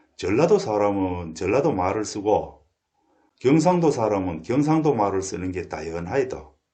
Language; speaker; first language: Korean; native; Korean